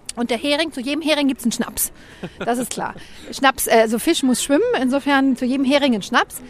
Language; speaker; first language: German; native; German